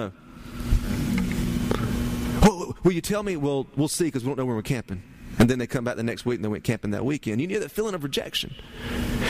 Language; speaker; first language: English; native; English